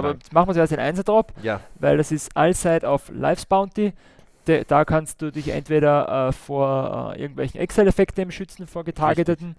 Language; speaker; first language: German; native; German